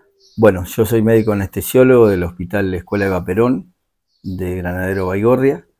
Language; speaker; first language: Spanish; native; Spanish